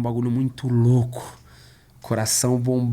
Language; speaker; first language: Portuguese; native; Portuguese